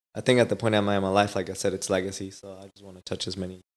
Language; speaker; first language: English; non-native, fluent; Spanish